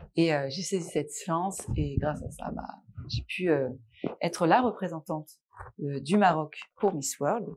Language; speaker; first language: French; non-native, local second language; Arabic